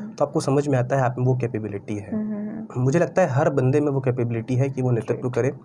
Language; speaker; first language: Hindi; native; Hindi